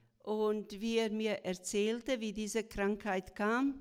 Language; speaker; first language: German; non-native, fluent; Croatian